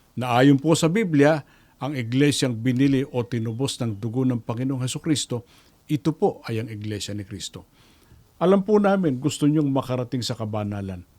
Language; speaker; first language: Filipino; native; Filipino